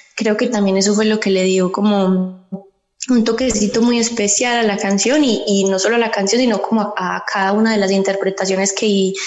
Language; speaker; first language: Spanish; early bilingual, heritage; Spanish